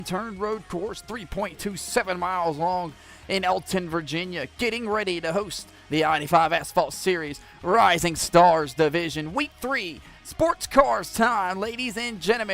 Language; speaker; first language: English; native; English